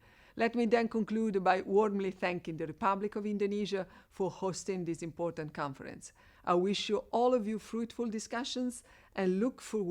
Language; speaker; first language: English; non-native, fluent; Italian